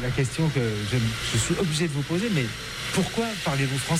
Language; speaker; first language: French; native; French